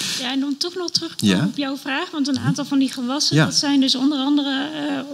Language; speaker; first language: Dutch; native; Dutch